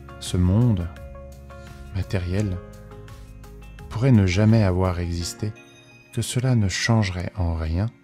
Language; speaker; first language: French; native; French